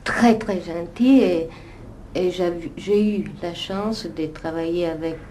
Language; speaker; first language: French; non-native, fluent; Italian